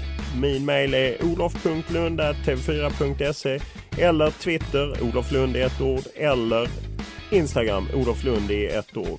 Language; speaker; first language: Swedish; native; Swedish